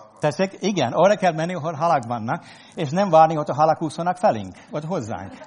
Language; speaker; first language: Hungarian; non-native, fluent; English